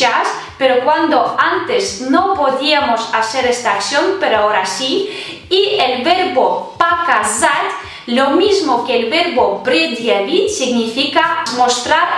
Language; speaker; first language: Spanish; non-native, fluent; Russian